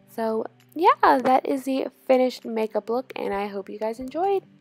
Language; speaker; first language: English; native; English